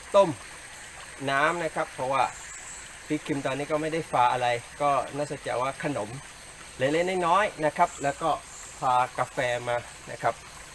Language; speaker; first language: Thai; non-native, local second language; Pattani Malay